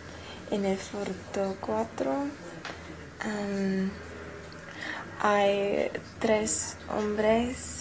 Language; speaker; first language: Spanish; non-native, learner; English